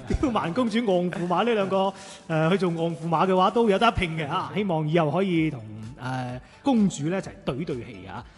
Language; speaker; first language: Cantonese; native; Cantonese